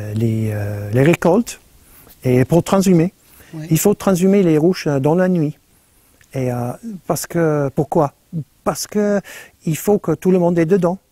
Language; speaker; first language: French; non-native, fluent; English